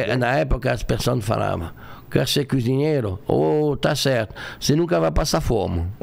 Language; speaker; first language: Portuguese; non-native, fluent; French